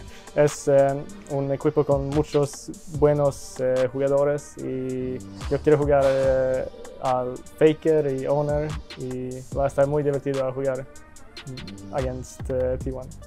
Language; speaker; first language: Spanish; early bilingual, heritage; Swedish